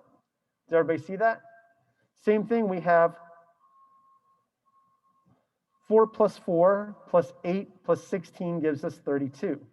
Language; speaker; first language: English; native; English